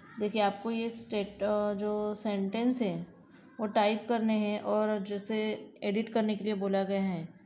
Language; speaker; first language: Hindi; non-native, local second language; Gujarati